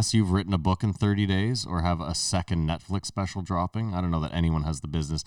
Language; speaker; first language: English; native; English